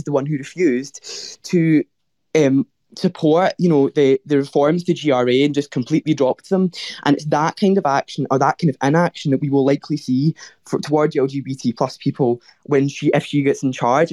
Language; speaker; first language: English; native; English